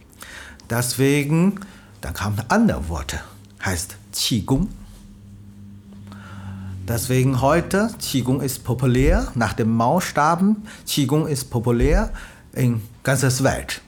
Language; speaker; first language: German; non-native, learner; Chinese